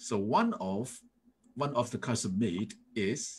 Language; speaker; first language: English; non-native, fluent; Thai